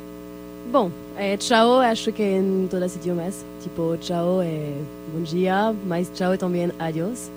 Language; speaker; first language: Portuguese; non-native, fluent; French